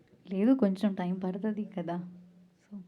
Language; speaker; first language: Telugu; non-native, learner; Malayalam